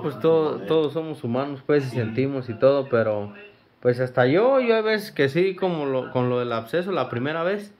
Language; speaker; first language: Spanish; native; Spanish